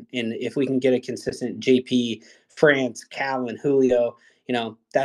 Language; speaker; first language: English; native; English